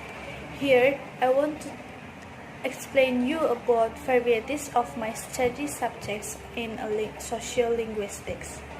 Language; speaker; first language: English; non-native, learner; Indonesian